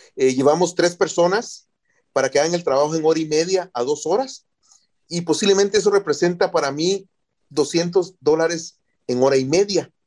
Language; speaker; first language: Spanish; native; Spanish